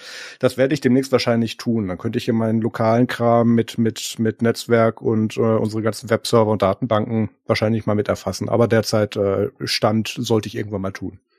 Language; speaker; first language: German; native; German